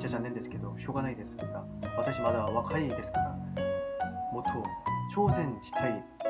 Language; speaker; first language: Japanese; non-native, learner; Korean